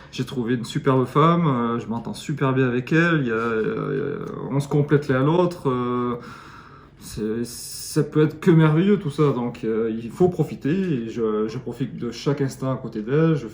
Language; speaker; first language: French; native; French